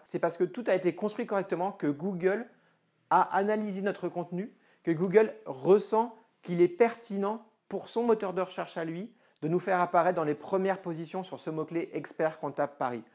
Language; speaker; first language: French; native; French